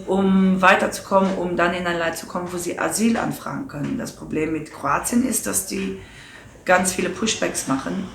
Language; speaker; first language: German; non-native, local second language; Luxembourgish